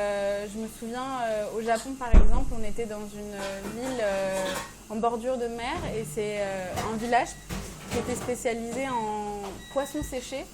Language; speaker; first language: French; early bilingual, other home language; Persian